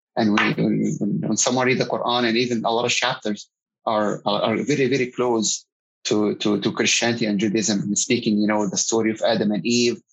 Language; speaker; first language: English; non-native, fluent; Arabic